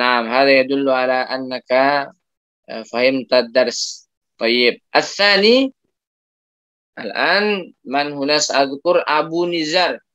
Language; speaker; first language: Arabic; non-native, fluent; Indonesian